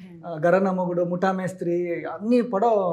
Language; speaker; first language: Telugu; non-native, learner; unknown